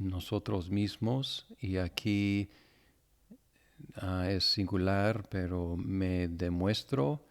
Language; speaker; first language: Spanish; non-native, fluent; English